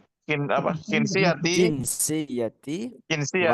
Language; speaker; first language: Arabic; non-native, learner; Indonesian